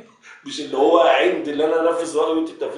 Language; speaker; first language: Arabic; native; Arabic